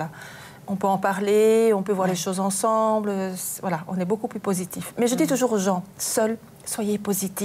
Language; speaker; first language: French; native; French